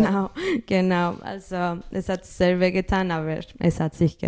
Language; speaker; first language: German; early bilingual, other home language; Spanish